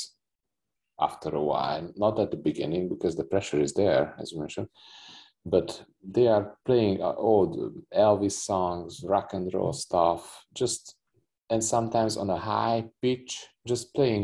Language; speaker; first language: English; non-native, fluent; Hungarian